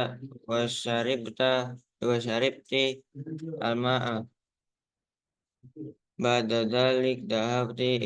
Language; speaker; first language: Arabic; non-native, learner; Indonesian